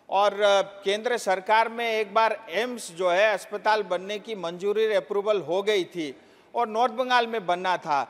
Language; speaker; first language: Hindi; non-native, local second language; Nepali